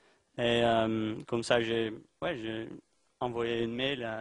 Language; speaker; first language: French; non-native, learner; Dutch